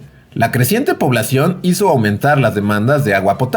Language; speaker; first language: Spanish; native; Spanish